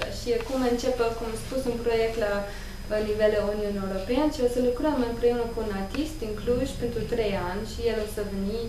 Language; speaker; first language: Romanian; non-native, learner; English